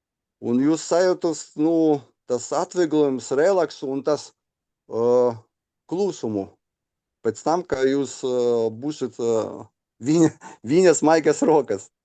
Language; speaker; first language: Latvian; non-native, local second language; Russian